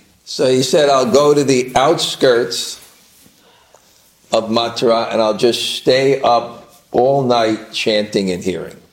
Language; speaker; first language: English; native; English